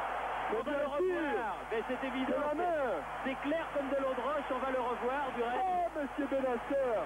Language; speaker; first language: French; native; French